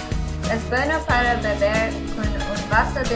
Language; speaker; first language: Spanish; non-native, learner; English